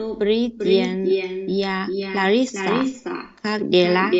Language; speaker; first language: Russian; non-native, learner; Vietnamese